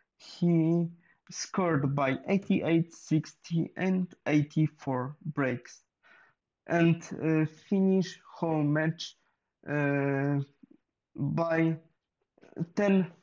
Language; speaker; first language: English; non-native, learner; Polish